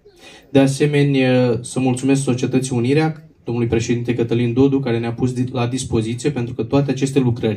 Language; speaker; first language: Romanian; native; Romanian